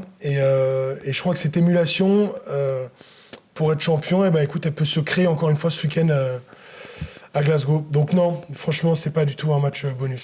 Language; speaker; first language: French; native; French